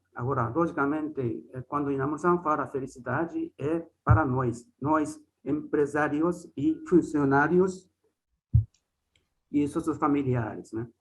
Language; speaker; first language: Portuguese; non-native, fluent; Japanese